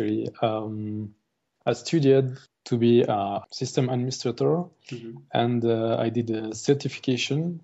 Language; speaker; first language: English; non-native, learner; German